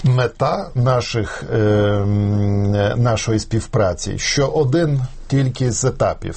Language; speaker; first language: Ukrainian; non-native, fluent; Polish